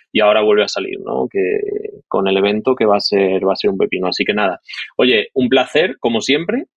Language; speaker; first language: Spanish; native; Spanish